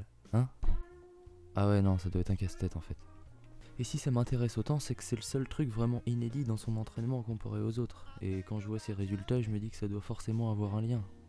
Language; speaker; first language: French; native; French